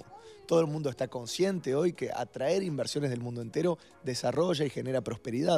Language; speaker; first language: Spanish; native; Spanish